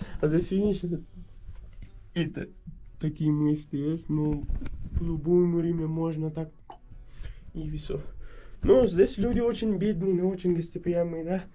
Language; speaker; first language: Russian; non-native, learner; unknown